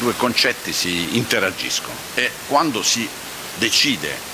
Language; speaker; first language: Italian; native; Italian